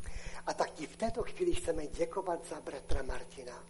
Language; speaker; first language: Czech; non-native, local second language; Polish